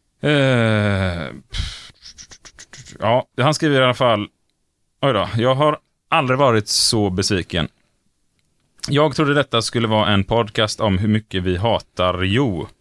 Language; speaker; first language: Swedish; native; Swedish